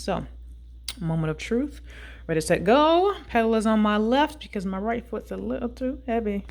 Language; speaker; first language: English; native; English